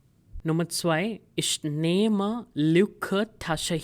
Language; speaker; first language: German; non-native, fluent; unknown